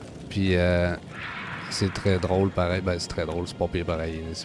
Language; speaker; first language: French; native; French